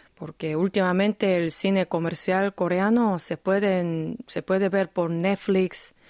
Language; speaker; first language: Spanish; non-native, fluent; Korean